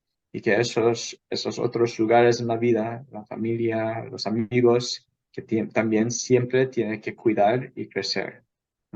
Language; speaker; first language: Spanish; non-native, fluent; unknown